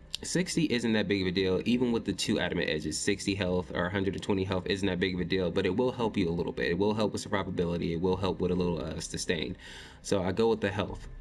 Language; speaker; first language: English; native; English